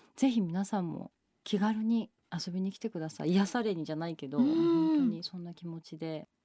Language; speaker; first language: Japanese; native; Japanese